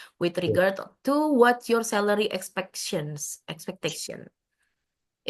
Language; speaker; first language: English; non-native, fluent; Indonesian